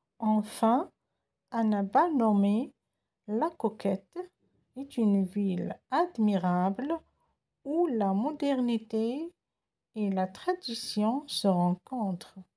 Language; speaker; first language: French; non-native, local second language; Arabic